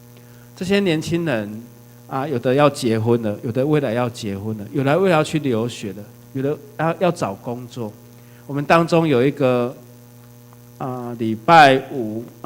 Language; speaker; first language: Chinese; native; Chinese